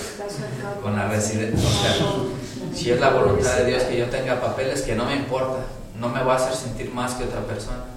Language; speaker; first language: Spanish; native; Spanish